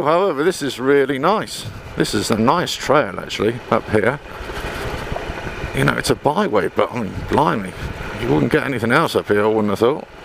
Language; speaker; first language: English; native; English